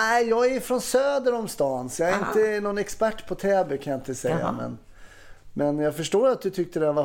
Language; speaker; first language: Swedish; native; Swedish